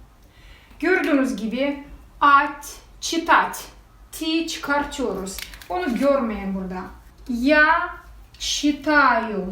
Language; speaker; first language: Turkish; non-native, fluent; Russian